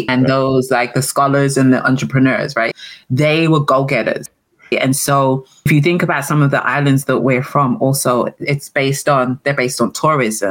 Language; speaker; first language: English; native; English